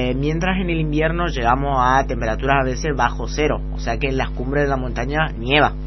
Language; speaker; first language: Spanish; non-native, fluent; Italian